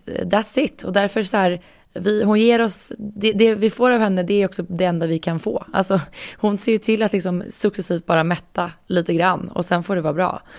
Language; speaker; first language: Swedish; native; Swedish